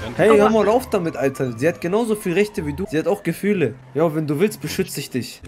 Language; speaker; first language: German; early bilingual, other home language; Kurdish